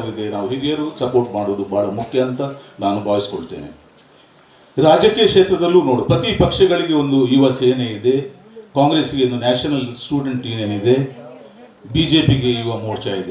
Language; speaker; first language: Kannada; non-native, local second language; Tulu